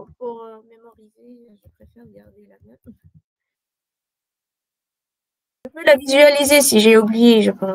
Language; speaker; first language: French; non-native, local second language; Arabic